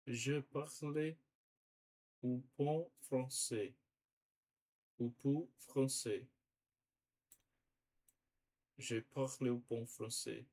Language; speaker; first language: French; non-native, learner; Portuguese